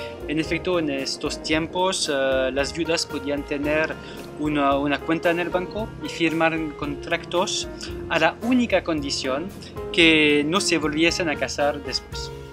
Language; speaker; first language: Spanish; non-native, fluent; French